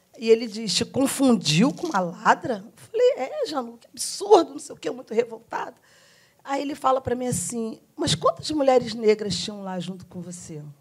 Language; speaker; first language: Portuguese; native; Portuguese